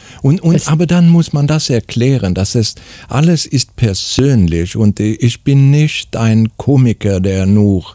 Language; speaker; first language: German; non-native, learner; Swedish